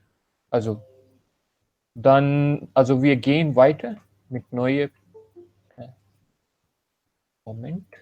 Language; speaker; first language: German; non-native, learner; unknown